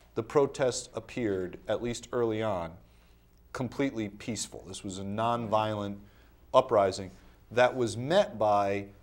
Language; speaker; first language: English; native; English